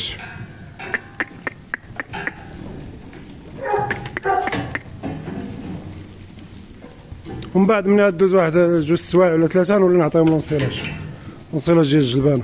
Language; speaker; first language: Arabic; native; Arabic